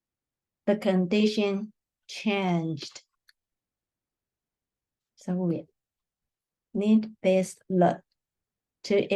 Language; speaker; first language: English; non-native, fluent; Chinese